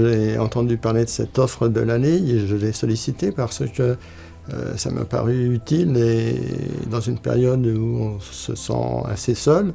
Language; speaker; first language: French; native; French